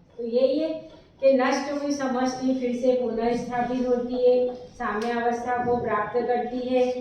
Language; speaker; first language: Hindi; native; Hindi